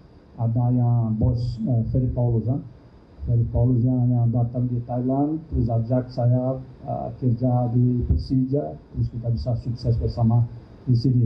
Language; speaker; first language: Indonesian; non-native, fluent; Thai